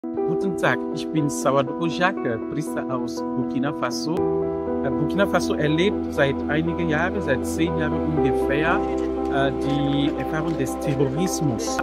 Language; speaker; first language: German; non-native, fluent; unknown